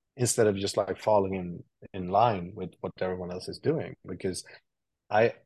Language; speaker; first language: English; non-native, fluent; Swedish